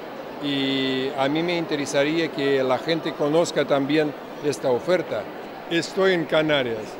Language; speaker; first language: Spanish; non-native, fluent; Russian